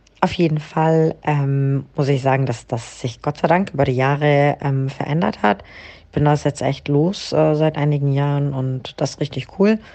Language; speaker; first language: German; early bilingual, other home language; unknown